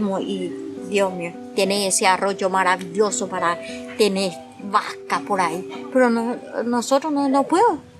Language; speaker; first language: Spanish; non-native, local second language; Guarani